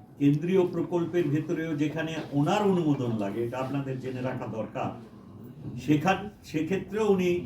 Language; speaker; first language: Bangla; native; Bangla